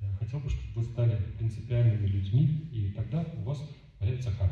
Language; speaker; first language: Russian; native; Russian